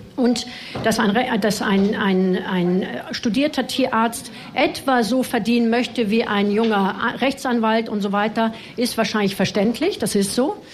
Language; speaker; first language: German; non-native, fluent; French